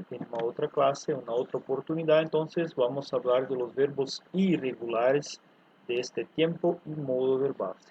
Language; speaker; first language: Spanish; non-native, fluent; Portuguese